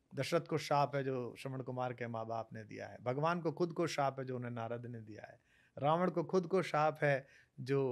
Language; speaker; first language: Hindi; native; Hindi